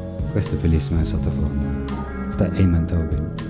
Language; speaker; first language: Italian; non-native, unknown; English